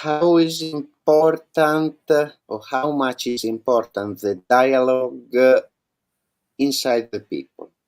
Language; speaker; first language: English; non-native, learner; Italian